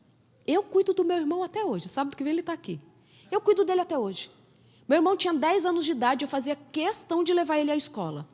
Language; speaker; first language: Portuguese; native; Portuguese